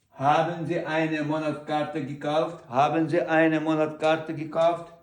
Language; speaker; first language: German; non-native, learner; Ukrainian